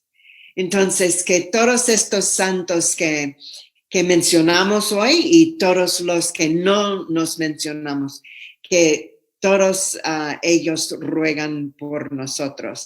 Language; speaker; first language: Spanish; non-native, fluent; English